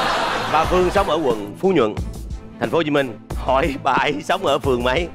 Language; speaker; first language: Vietnamese; native; Vietnamese